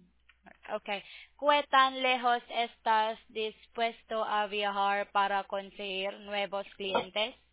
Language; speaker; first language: Spanish; non-native, learner; English